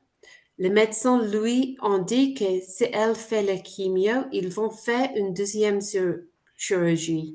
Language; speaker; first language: French; non-native, fluent; English